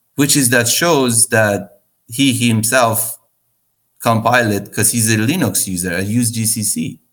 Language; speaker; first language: English; non-native, fluent; Persian